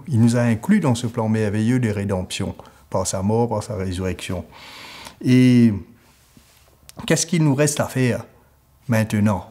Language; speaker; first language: French; native; French